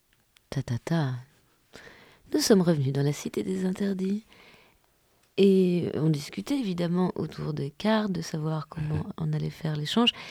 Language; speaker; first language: French; native; French